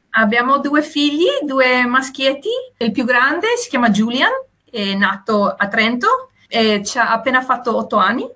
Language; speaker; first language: Italian; non-native, fluent; Spanish